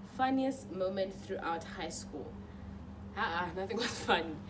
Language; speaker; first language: English; non-native, local second language; Xhosa